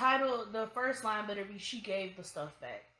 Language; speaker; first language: English; native; English